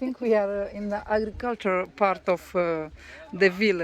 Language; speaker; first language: English; non-native, learner; Romanian